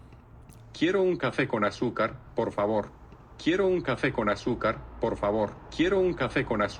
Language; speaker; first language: Spanish; non-native, learner; English